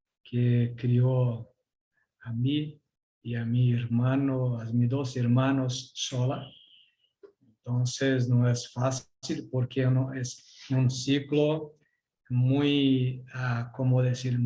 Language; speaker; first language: Spanish; non-native, learner; Portuguese